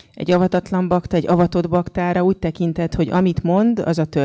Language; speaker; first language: Hungarian; native; Hungarian